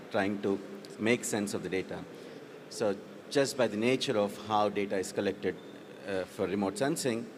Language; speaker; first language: English; non-native, local second language; Telugu